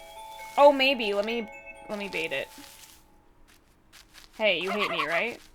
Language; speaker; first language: English; native; English